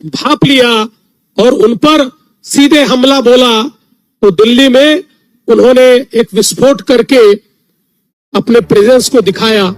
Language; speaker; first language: Hindi; non-native, local second language; Marathi